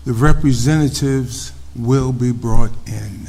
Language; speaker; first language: English; native; English